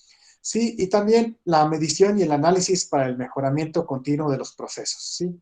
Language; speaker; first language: Spanish; native; Spanish